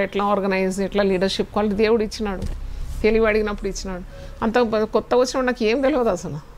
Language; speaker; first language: Telugu; non-native, fluent; Malayalam